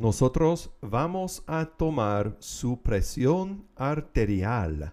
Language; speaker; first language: Spanish; non-native, fluent; English